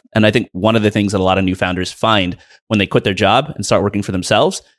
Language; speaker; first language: English; native; English